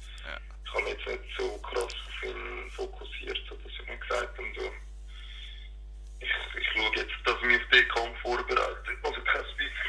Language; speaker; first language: German; native; German